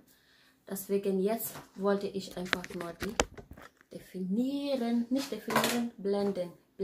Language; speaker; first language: German; non-native, fluent; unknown